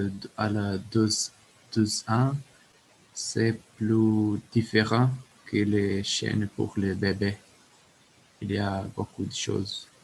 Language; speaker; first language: French; non-native, learner; Portuguese